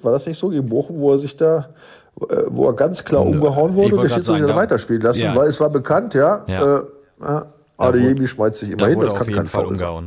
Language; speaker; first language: German; native; German